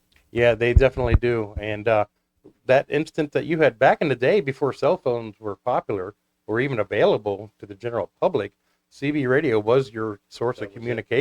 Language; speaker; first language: English; native; English